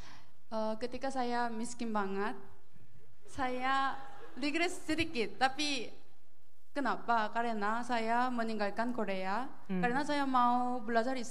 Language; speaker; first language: Indonesian; non-native, learner; Korean